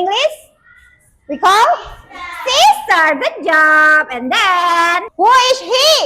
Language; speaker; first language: English; non-native, fluent; Indonesian